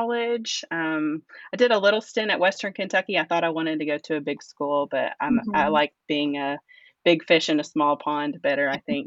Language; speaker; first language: English; native; English